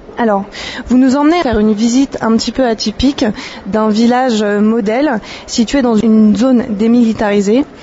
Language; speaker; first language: French; native; French